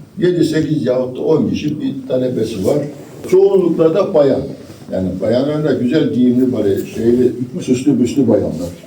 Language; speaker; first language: Turkish; native; Turkish